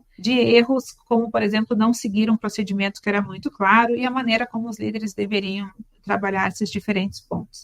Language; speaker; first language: Portuguese; native; Portuguese